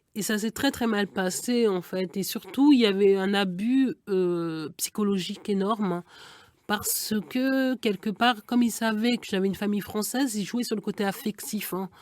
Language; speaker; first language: French; early bilingual, other home language; Igbo